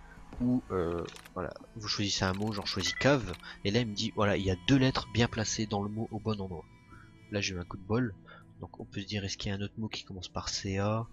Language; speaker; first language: French; native; French